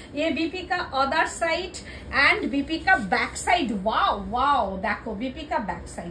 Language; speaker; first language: Hindi; non-native, local second language; Bangla